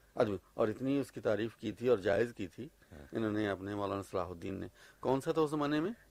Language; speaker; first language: Urdu; native; Urdu